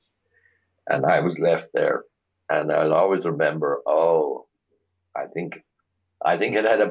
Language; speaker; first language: English; native; English